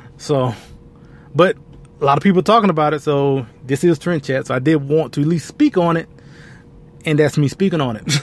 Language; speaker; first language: English; native; English